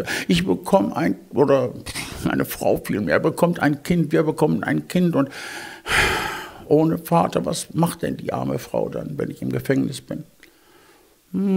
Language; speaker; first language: German; native; German